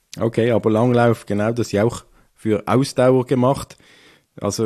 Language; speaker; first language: German; native; German